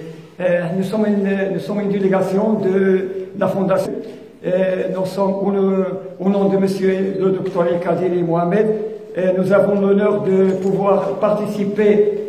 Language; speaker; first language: French; non-native, fluent; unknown